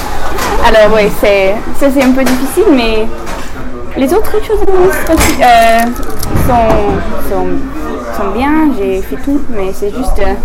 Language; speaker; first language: French; non-native, learner; English